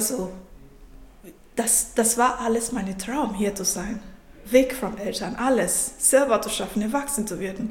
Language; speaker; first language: German; non-native, fluent; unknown